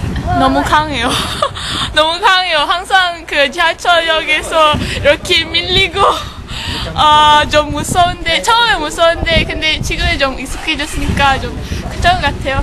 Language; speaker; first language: Korean; non-native, fluent; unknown